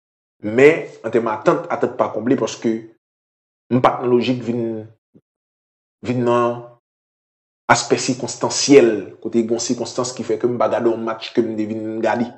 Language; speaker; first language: French; non-native, local second language; Haitian Creole